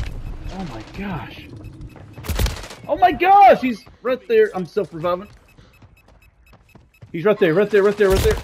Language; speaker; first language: English; native; English